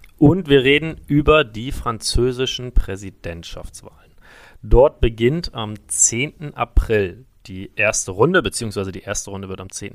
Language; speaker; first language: German; native; German